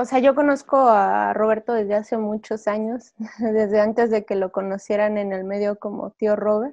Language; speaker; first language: Spanish; native; Spanish